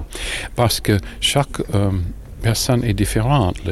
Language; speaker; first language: French; non-native, fluent; English